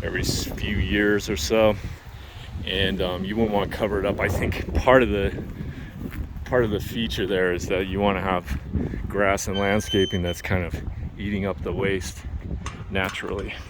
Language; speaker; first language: English; native; English